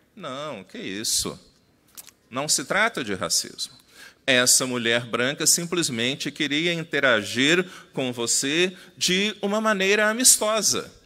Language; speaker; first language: Portuguese; native; Portuguese